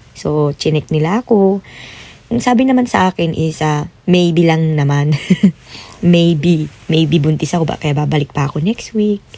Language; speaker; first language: Filipino; native; Filipino